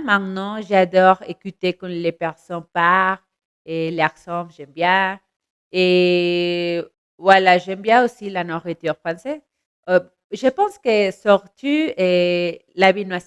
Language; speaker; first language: French; non-native, learner; Spanish